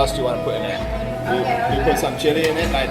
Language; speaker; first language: English; native; English